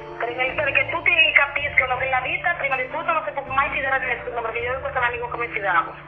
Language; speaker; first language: Italian; non-native, fluent; Spanish